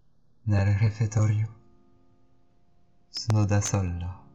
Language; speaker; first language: Italian; non-native, learner; French